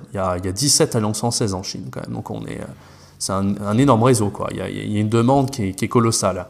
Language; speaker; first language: French; native; French